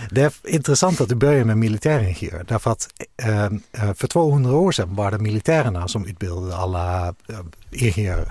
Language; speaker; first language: Swedish; non-native, fluent; Dutch